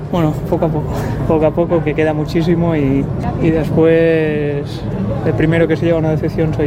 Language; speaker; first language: Spanish; non-native, local second language; Catalan